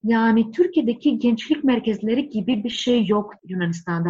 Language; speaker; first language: Turkish; non-native, fluent; Greek